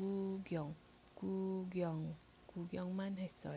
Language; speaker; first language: Korean; non-native, fluent; Iloko